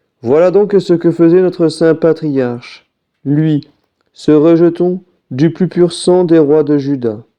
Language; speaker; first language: French; native; French